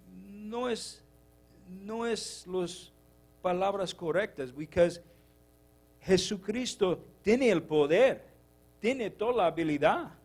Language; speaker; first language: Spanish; non-native, learner; English